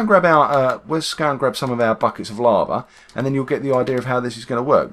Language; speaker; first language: English; native; English